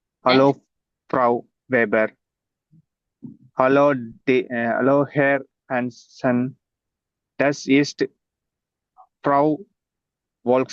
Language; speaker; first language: German; non-native, learner; Tamil